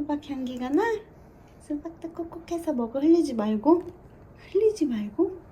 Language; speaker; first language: Korean; native; Korean